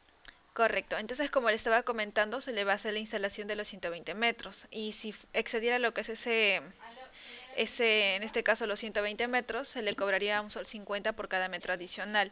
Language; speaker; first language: Spanish; native; Spanish